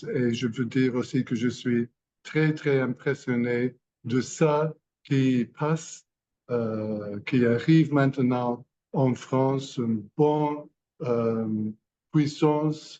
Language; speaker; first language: French; non-native, learner; English